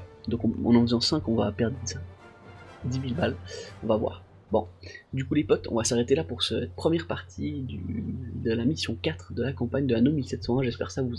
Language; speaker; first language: French; native; French